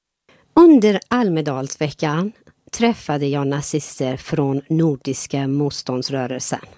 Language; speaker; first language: Swedish; non-native, fluent; Persian